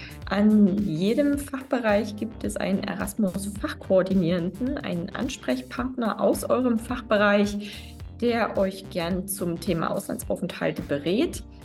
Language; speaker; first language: German; native; German